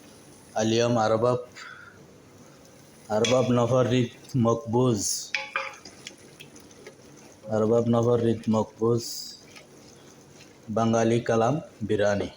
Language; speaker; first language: Arabic; non-native, learner; Bangla